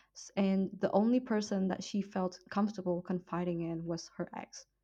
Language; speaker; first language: English; non-native, fluent; Vietnamese